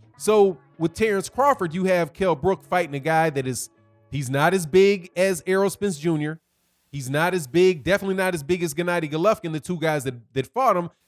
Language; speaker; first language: English; native; English